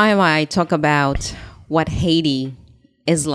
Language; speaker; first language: English; non-native, fluent; Haitian Creole